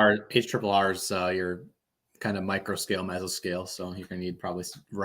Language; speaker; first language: English; native; English